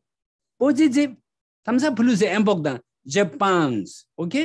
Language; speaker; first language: French; non-native, learner; Tibetan